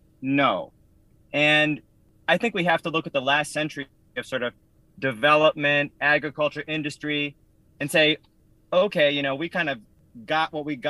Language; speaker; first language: English; native; English